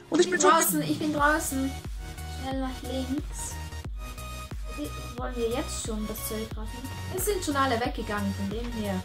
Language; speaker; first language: German; native; German